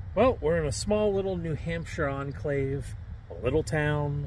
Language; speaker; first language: English; native; English